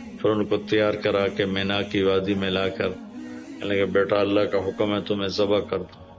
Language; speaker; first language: Urdu; non-native, local second language; Punjabi